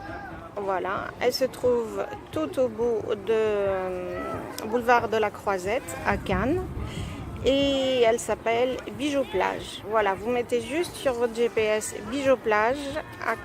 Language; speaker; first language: French; native; French